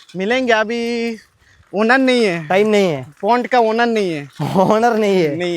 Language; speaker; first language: Hindi; non-native, local second language; Bangla